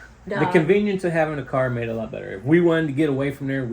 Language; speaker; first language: English; native; English